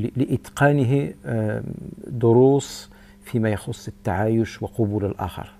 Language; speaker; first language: Arabic; native; Arabic